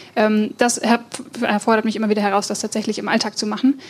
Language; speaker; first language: German; native; German